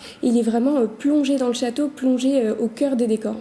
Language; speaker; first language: French; native; French